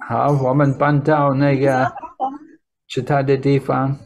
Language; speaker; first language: Chinese; non-native, learner; English